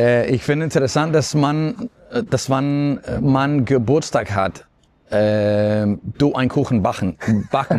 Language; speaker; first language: German; non-native, fluent; Spanish